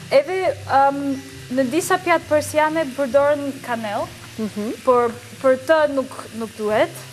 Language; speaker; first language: Albanian; non-native, learner; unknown